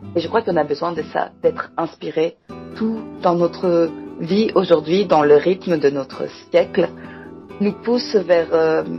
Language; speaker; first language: French; non-native, fluent; Greek